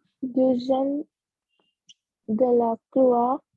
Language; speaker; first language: French; non-native, learner; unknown